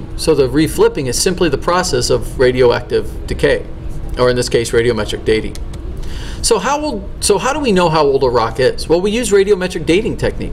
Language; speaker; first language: English; native; English